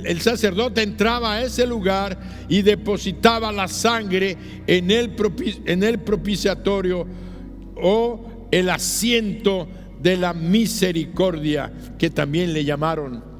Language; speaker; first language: Spanish; native; Spanish